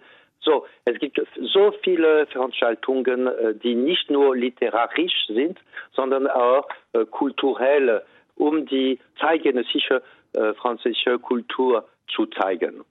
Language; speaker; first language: German; non-native, fluent; French